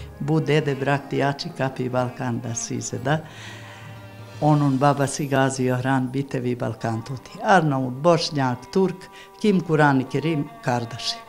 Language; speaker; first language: Turkish; non-native, learner; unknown